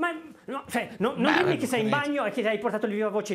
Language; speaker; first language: Italian; native; Italian